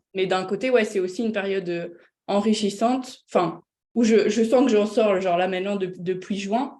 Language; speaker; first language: French; native; French